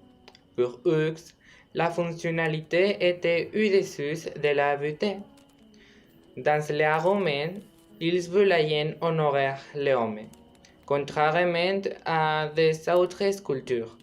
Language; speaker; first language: French; non-native, learner; Spanish